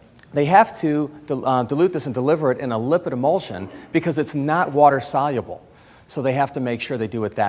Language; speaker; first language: English; native; English